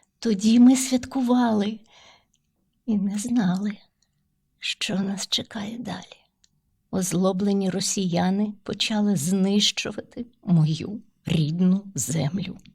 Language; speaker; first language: Ukrainian; non-native, local second language; Russian